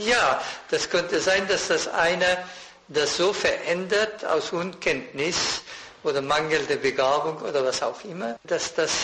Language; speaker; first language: German; non-native, fluent; Persian